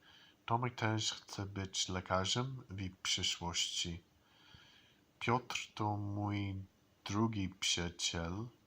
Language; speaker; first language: Polish; non-native, learner; English